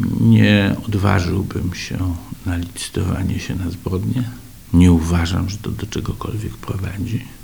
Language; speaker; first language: Polish; native; Polish